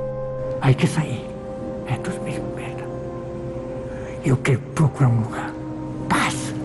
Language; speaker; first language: Portuguese; non-native, learner; Korean